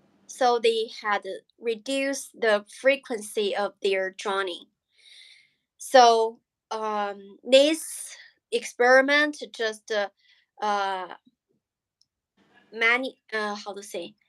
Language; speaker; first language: English; non-native, learner; Chinese